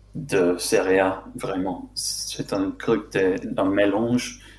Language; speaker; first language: French; non-native, fluent; English